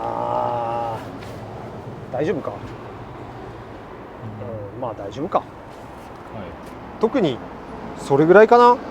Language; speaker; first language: Japanese; native; Japanese